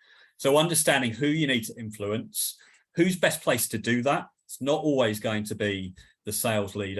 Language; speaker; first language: English; native; English